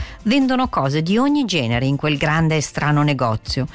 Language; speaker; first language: Italian; native; Italian